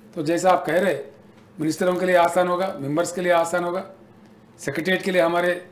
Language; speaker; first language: Hindi; native; Hindi